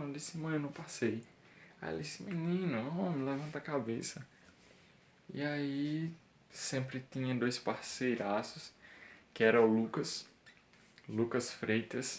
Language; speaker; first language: Portuguese; native; Portuguese